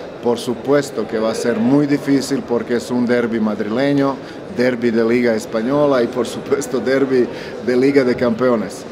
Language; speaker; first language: Spanish; non-native, fluent; Croatian